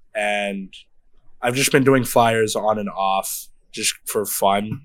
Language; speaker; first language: English; native; English